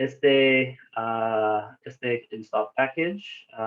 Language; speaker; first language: Spanish; non-native, learner; English